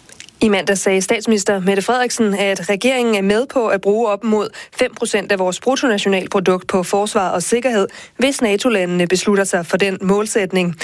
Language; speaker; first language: Danish; native; Danish